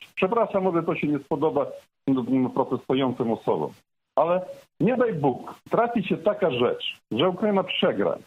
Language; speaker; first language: Polish; non-native, fluent; Ukrainian